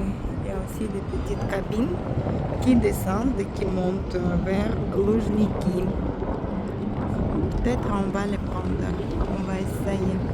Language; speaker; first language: French; non-native, fluent; Russian